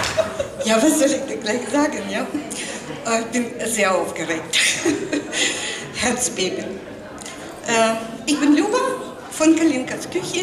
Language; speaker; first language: German; non-native, fluent; Russian